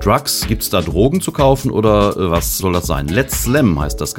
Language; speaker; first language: German; native; German